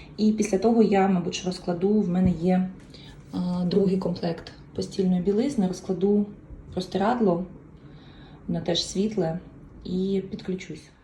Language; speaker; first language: Ukrainian; native; Ukrainian